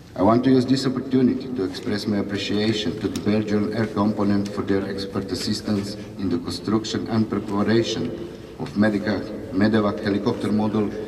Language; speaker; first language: English; non-native, fluent; Slovenian